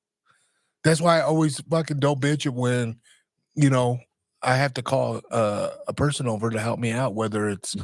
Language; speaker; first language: English; native; English